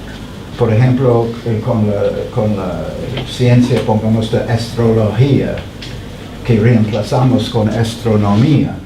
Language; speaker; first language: Spanish; non-native, fluent; English